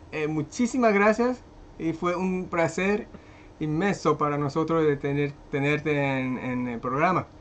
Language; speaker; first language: Spanish; non-native, fluent; French